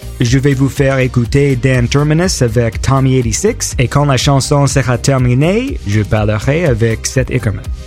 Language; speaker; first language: French; non-native, learner; English